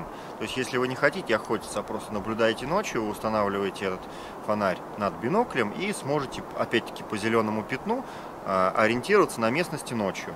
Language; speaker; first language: Russian; native; Russian